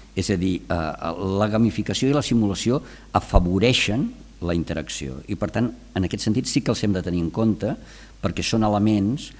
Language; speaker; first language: Catalan; native; Catalan